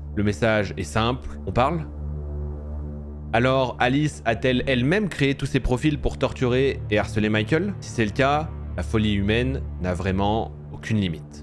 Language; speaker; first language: French; native; French